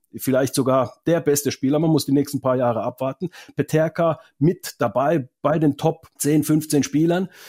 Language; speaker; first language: German; non-native, fluent; Finnish